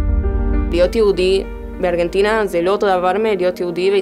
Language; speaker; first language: Hebrew; early bilingual, heritage; Spanish